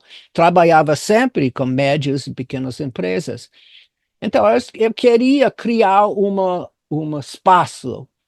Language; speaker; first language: Portuguese; non-native, fluent; English